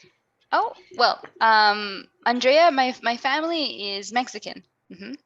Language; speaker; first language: English; non-native, fluent; Spanish